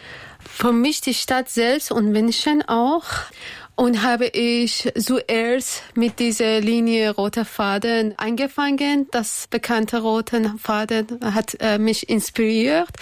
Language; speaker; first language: German; non-native, learner; Persian